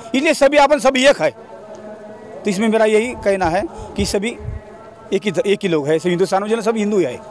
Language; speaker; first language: Hindi; non-native, local second language; Marathi